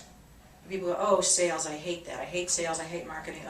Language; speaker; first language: English; native; English